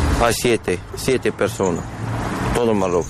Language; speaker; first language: Spanish; non-native, learner; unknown